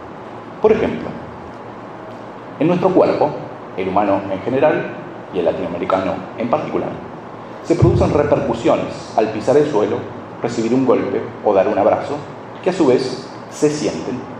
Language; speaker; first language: Spanish; native; Spanish